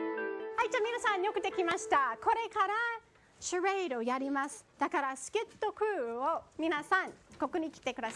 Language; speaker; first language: Japanese; non-native, fluent; English